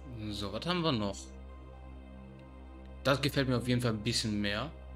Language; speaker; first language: German; native; German